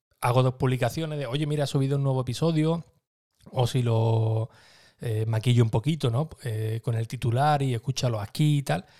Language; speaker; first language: Spanish; native; Spanish